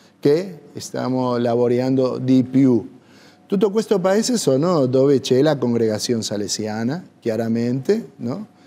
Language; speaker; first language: Italian; non-native, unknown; Spanish